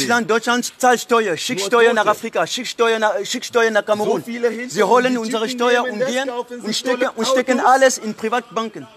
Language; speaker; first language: German; non-native, fluent; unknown